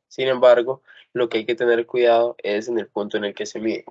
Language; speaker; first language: Spanish; native; Spanish